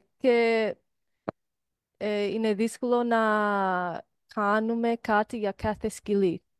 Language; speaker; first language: Greek; non-native, learner; English